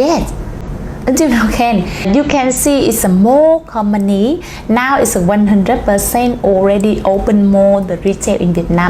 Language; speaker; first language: English; non-native, learner; Vietnamese